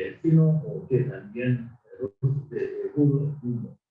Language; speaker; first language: Spanish; non-native, fluent; Japanese